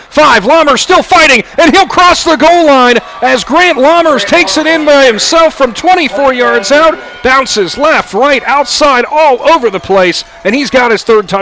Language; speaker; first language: English; native; English